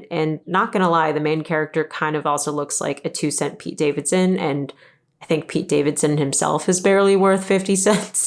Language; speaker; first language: English; native; English